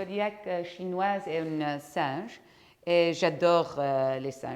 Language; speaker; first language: French; non-native, fluent; Dutch